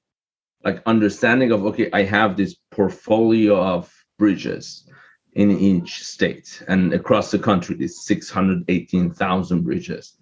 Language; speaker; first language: English; non-native, fluent; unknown